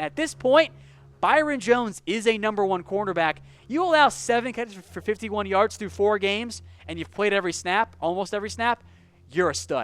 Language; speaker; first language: English; native; English